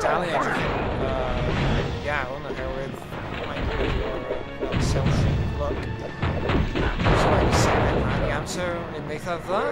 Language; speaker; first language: Welsh; non-native, local second language; English